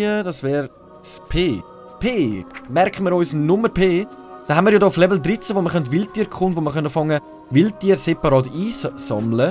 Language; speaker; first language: German; native; German